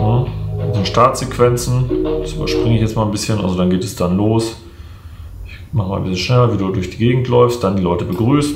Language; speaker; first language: German; native; German